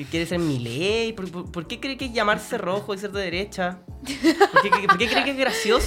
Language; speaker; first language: Spanish; native; Spanish